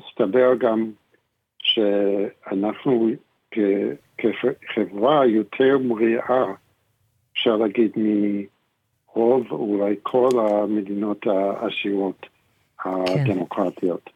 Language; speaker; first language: Hebrew; non-native, fluent; English